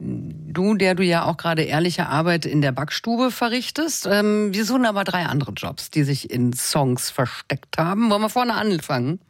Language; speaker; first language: German; native; German